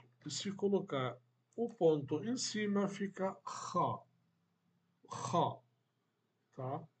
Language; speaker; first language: Portuguese; non-native, fluent; Arabic